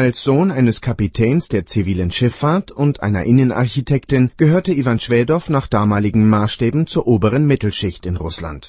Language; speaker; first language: German; native; German